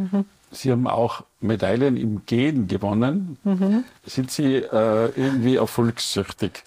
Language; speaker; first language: German; native; German